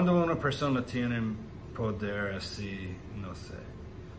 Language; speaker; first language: Spanish; non-native, learner; English